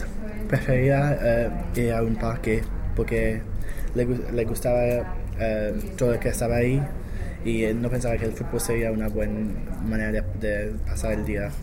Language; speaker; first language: Spanish; non-native, learner; English